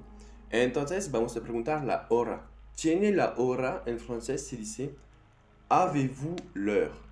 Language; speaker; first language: Spanish; non-native, fluent; French